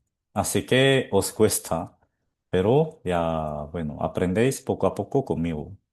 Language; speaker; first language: Spanish; non-native, fluent; Korean